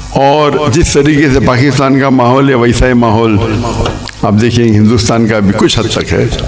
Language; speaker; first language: Urdu; non-native, local second language; Hindi